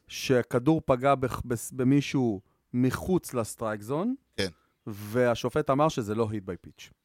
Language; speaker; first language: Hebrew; native; Hebrew